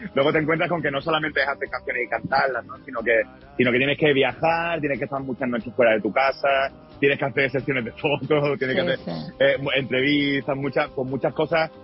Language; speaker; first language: Spanish; native; Spanish